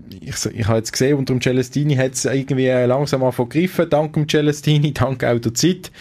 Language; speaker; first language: German; native; German